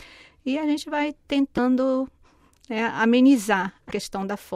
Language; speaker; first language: Portuguese; native; Portuguese